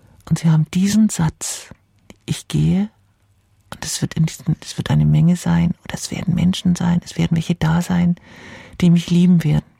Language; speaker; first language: German; native; German